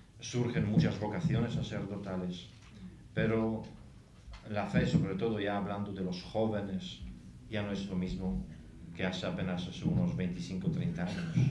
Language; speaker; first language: Spanish; non-native, fluent; Polish